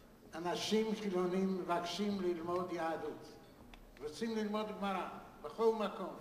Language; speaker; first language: Hebrew; non-native, fluent; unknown